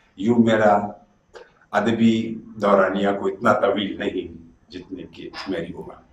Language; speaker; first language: Urdu; non-native, local second language; Pashto